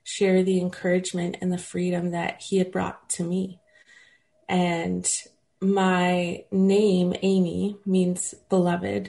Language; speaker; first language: English; native; English